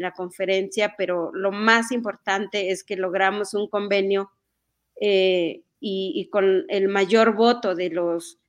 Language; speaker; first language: Spanish; non-native, local second language; Mixtepec Mixtec